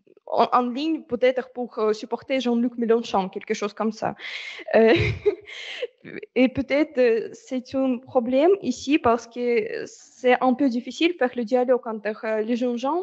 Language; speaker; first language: French; non-native, learner; Russian